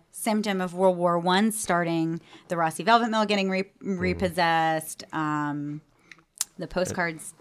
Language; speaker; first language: English; native; English